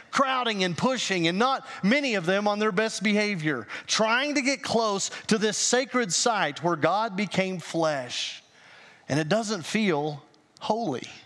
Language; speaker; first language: English; native; English